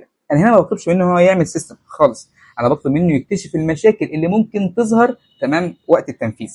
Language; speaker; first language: Arabic; native; Arabic